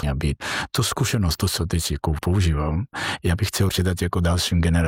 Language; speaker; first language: Czech; non-native, fluent; Georgian